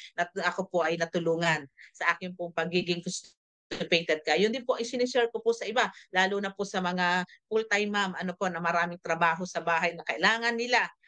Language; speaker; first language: Filipino; native; Filipino